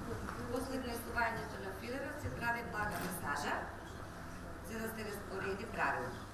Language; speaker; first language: Macedonian; native; Macedonian